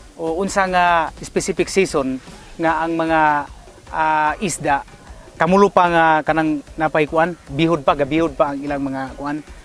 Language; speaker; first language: Cebuano; non-native, local second language; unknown